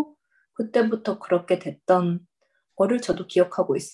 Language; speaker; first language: Korean; early bilingual, heritage; Korean